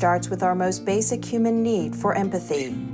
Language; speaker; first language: English; native; English